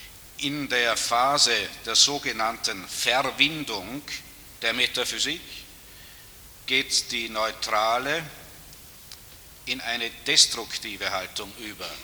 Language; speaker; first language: German; native; German